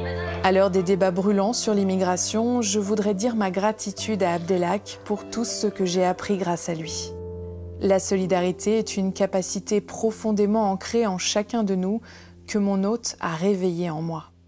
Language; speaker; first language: French; native; French